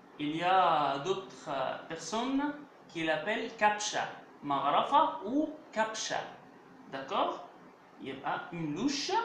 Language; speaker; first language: French; non-native, fluent; Arabic